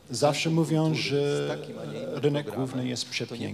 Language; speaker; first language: Polish; non-native, fluent; Japanese